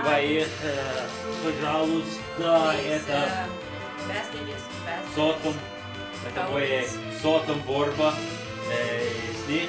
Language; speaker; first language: Russian; non-native, learner; English